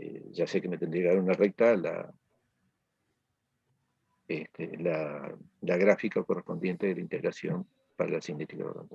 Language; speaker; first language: Spanish; native; Spanish